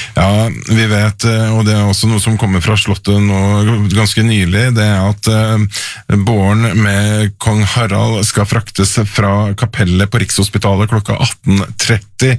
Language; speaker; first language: Norwegian; native; Norwegian